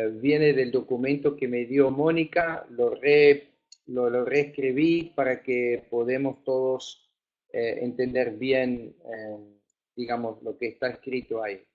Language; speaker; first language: Spanish; non-native, fluent; Afrikaans